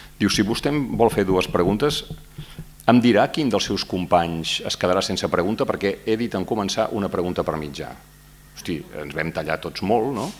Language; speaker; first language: Catalan; native; Catalan